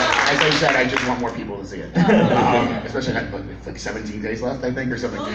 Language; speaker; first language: English; native; English